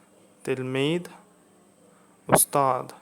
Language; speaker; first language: Arabic; non-native, fluent; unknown